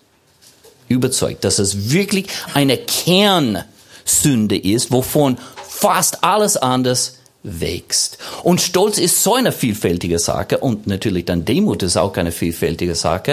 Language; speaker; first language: German; non-native, fluent; English